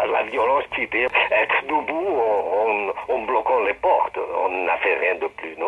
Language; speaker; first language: French; non-native, fluent; Spanish